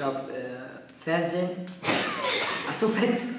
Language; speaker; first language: German; early bilingual, other home language; Turkish